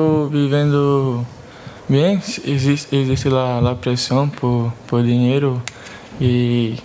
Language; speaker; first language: Spanish; non-native, learner; Portuguese